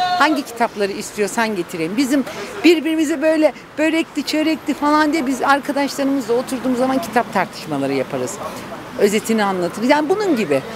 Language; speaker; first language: Turkish; native; Turkish